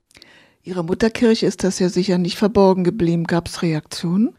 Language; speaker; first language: German; native; German